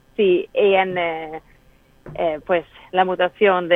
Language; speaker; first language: Spanish; non-native, fluent; Swedish